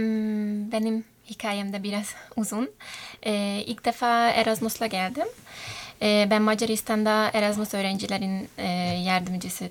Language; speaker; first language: Turkish; non-native, fluent; Hungarian